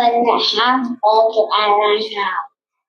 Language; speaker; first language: English; non-native, learner; Vietnamese